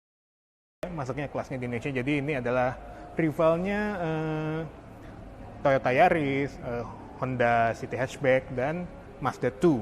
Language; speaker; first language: Indonesian; native; Indonesian